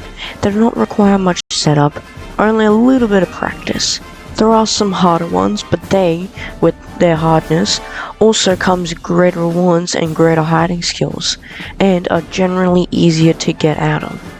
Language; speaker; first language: English; native; English